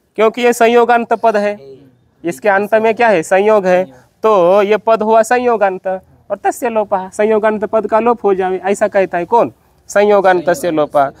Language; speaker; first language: Hindi; non-native, local second language; Marathi